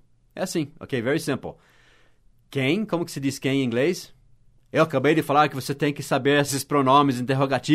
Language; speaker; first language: Portuguese; non-native, fluent; English